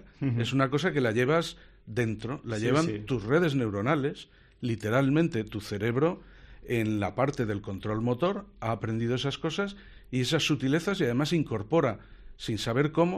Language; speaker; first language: Spanish; native; Spanish